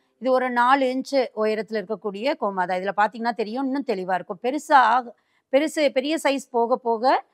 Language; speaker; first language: Tamil; native; Tamil